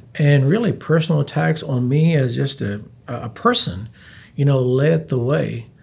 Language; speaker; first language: English; native; English